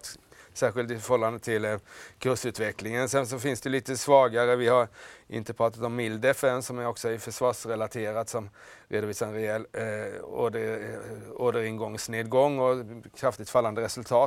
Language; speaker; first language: Swedish; native; Swedish